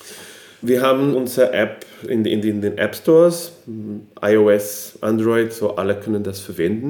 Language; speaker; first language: German; non-native, fluent; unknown